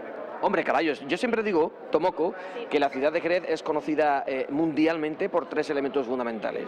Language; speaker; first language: Spanish; native; Spanish